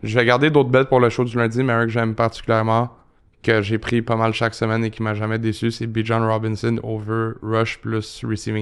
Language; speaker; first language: French; native; French